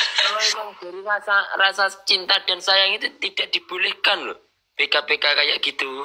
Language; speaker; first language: Indonesian; non-native, local second language; Javanese